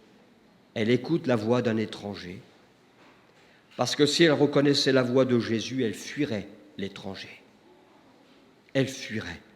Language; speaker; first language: French; native; French